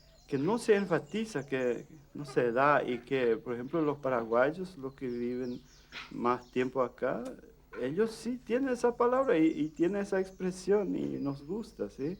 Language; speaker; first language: Spanish; early bilingual, heritage; Plautdietsch